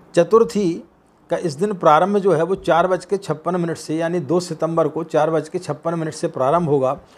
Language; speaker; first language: Hindi; native; Hindi